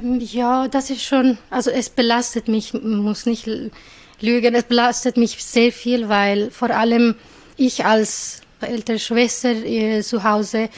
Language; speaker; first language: German; non-native, fluent; Persian